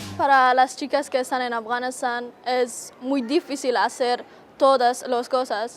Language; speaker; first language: Spanish; non-native, learner; Persian